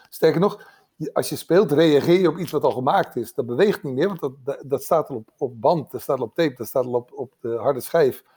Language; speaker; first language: Dutch; native; Dutch